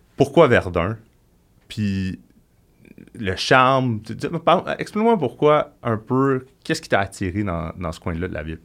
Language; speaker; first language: French; native; French